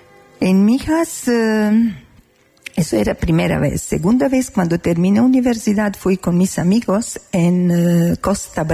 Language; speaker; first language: Spanish; non-native, learner; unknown